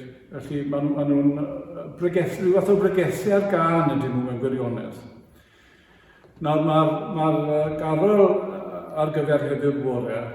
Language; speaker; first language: Welsh; native; Welsh